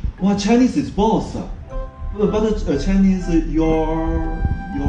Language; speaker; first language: English; non-native, learner; Chinese